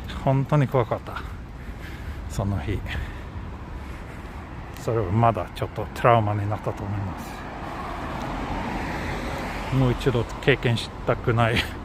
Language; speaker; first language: Japanese; non-native, fluent; Swedish